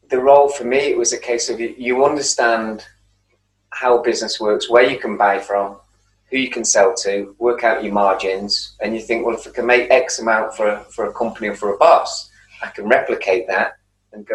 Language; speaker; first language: English; native; English